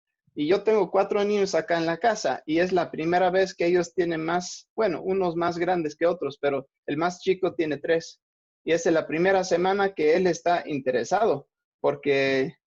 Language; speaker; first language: Spanish; non-native, fluent; English